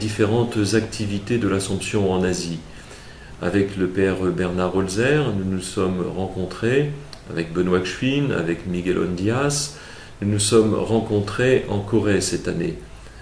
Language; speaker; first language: French; native; French